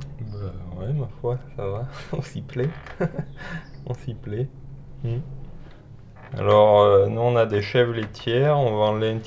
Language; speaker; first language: French; native; French